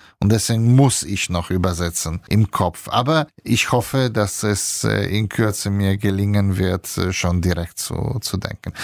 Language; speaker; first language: German; non-native, fluent; Italian